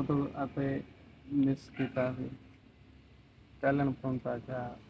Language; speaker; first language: Filipino; non-native, learner; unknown